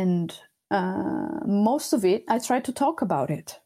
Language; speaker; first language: English; non-native, fluent; Sardinian